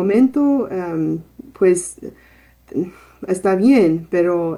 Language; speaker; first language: Spanish; non-native, fluent; English